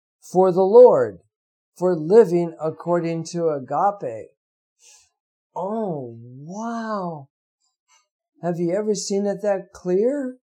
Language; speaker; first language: English; native; English